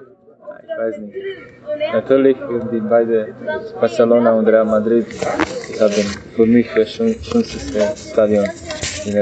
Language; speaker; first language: German; non-native, learner; Croatian